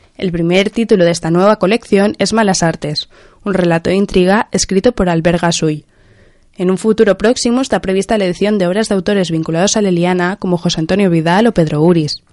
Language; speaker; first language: Spanish; non-native, local second language; Catalan